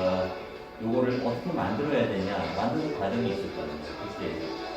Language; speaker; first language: Korean; native; Korean